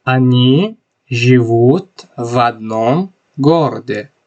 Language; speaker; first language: Russian; non-native, local second language; Tajik